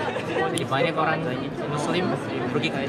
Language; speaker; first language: Indonesian; non-native, learner; Japanese